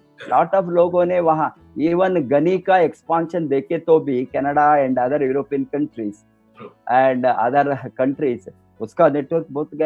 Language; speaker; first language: Hindi; non-native, local second language; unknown